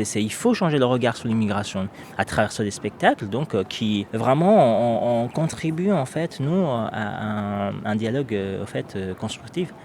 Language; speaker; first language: French; non-native, fluent; Persian